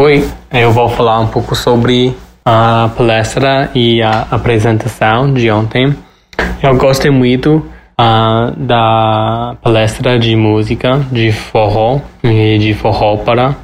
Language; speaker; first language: Portuguese; non-native, learner; English